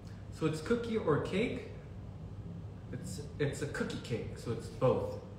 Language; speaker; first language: English; early bilingual, other home language; Korean